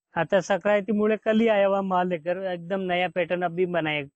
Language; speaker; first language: Hindi; non-native, local second language; Marathi